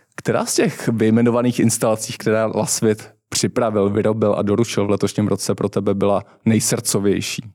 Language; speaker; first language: Czech; native; Czech